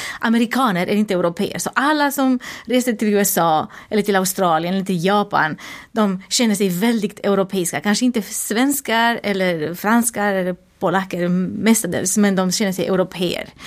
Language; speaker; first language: Swedish; non-native, fluent; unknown